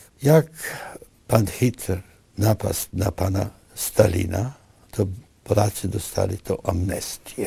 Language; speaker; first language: Polish; early bilingual, other home language; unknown